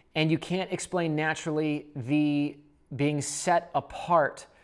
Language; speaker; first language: English; native; English